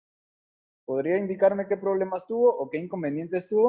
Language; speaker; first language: Spanish; native; Spanish